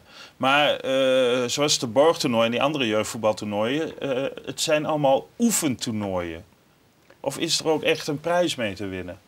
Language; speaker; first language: Dutch; native; Dutch